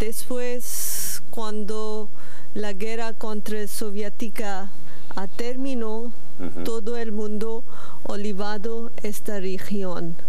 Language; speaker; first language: Spanish; non-native, learner; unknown